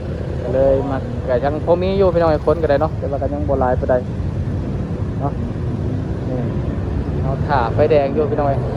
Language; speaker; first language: Thai; non-native, local second language; Lao